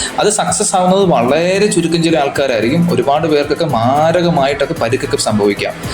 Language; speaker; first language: Malayalam; native; Malayalam